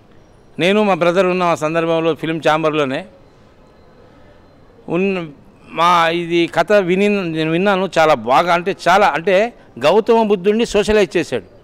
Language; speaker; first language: Telugu; native; Telugu